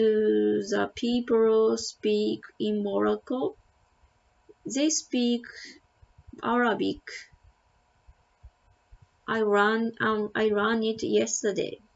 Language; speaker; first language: English; non-native, learner; Japanese